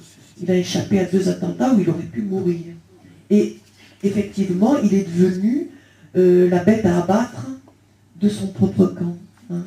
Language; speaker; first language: French; early bilingual, other home language; Spanish